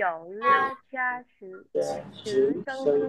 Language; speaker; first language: Chinese; non-native, learner; Vietnamese